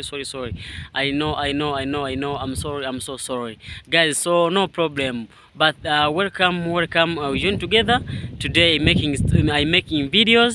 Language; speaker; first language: English; non-native, learner; Swahili